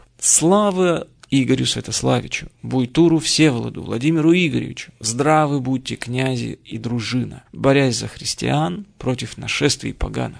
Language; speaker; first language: Russian; native; Russian